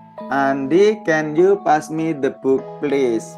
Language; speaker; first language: English; non-native, learner; Indonesian